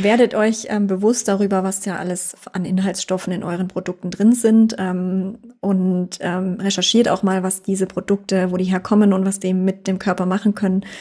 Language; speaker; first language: German; native; German